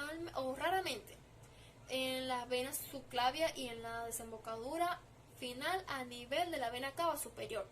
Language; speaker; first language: Spanish; native; Spanish